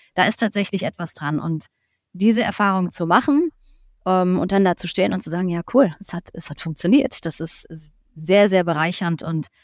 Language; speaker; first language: German; native; German